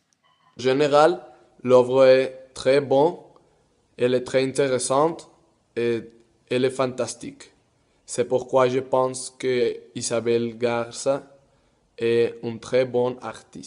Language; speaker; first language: French; non-native, learner; Spanish